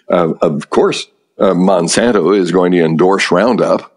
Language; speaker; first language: English; native; English